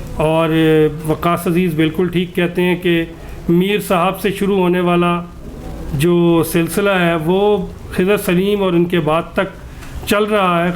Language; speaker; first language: Urdu; native; Urdu